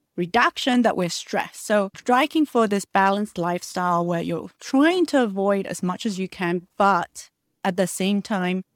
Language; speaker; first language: English; early bilingual, other home language; Chinese